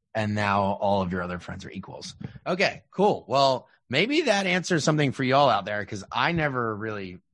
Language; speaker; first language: English; native; English